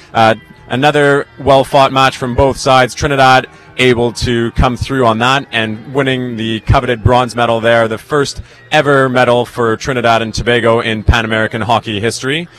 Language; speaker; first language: English; native; English